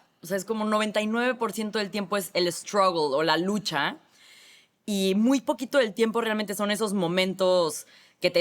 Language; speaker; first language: Spanish; native; Spanish